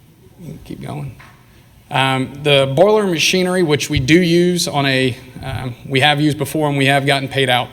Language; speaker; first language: English; native; English